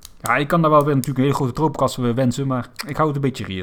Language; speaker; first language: Dutch; native; Dutch